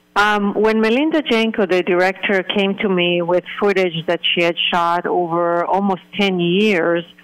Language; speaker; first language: English; early bilingual, other home language; Hebrew